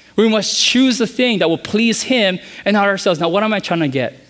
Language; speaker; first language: English; native; English